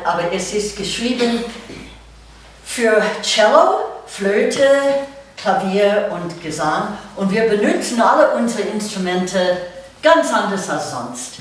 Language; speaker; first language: German; non-native, fluent; English